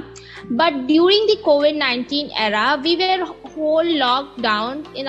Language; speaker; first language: English; non-native, local second language; Hindi